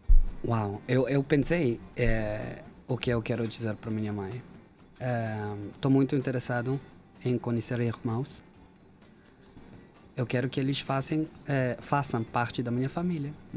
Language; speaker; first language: Portuguese; non-native, fluent; Hebrew